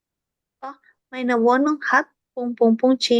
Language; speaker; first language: German; non-native, learner; Indonesian